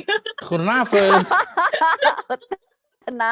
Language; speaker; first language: Dutch; non-native, fluent; Indonesian